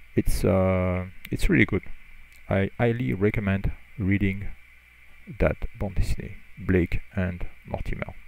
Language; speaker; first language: English; non-native, fluent; French